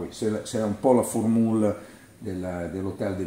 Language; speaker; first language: French; non-native, learner; Italian